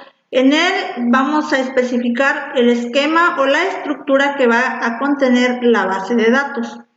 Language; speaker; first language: Spanish; native; Spanish